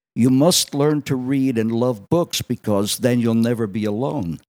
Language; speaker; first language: English; native; English